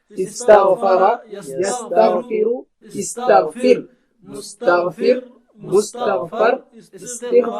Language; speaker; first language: Arabic; non-native, learner; Urdu